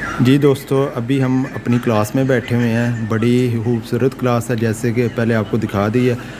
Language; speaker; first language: Urdu; non-native, local second language; Punjabi